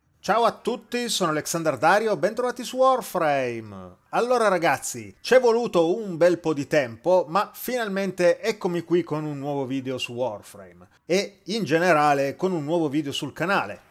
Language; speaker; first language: Italian; native; Italian